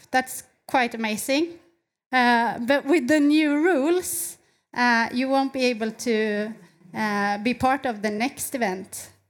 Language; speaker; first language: English; non-native, fluent; Swedish